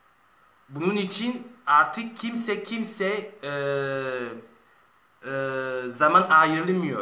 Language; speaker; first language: Turkish; non-native, learner; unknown